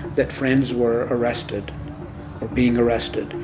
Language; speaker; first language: English; native; English